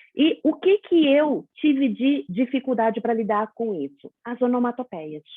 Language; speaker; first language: Portuguese; native; Portuguese